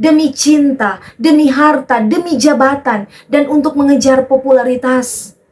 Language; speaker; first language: Indonesian; native; Indonesian